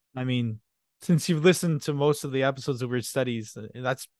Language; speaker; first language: English; non-native, fluent; French